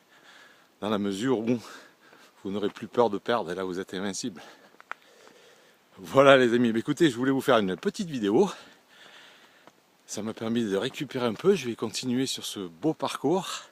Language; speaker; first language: French; native; French